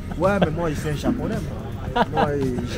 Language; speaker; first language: French; native; French